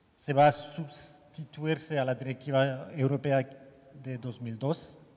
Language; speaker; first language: Spanish; non-native, learner; French